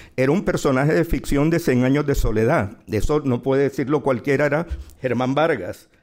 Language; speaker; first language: Spanish; native; Spanish